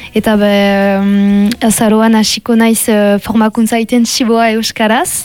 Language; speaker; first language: Basque; non-native, local second language; French